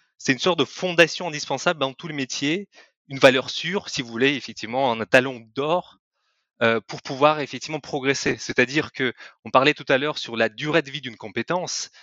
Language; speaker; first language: French; non-native, fluent; Russian